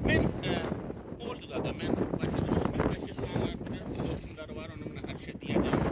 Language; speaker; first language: Turkish; non-native, learner; Urdu